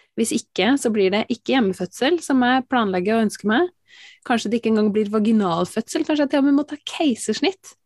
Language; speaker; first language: Norwegian; native; Norwegian